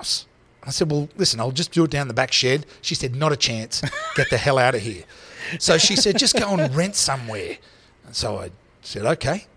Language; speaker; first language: English; native; English